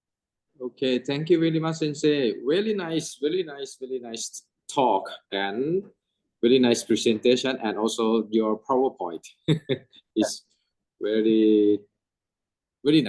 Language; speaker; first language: English; non-native, fluent; Thai